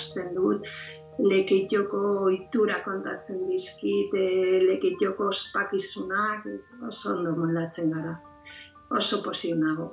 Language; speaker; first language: Basque; non-native, local second language; Spanish